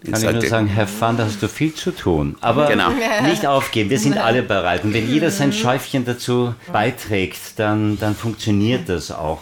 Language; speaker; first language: German; native; German